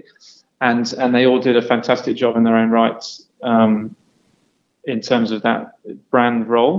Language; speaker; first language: English; native; English